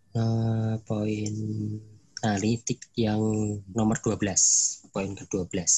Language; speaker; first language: Indonesian; non-native, local second language; Javanese